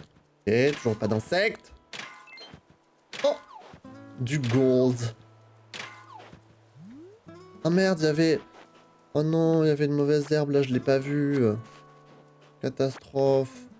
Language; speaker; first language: French; native; French